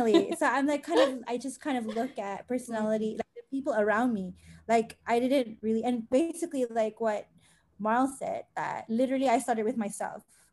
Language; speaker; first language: English; non-native, local second language; Malay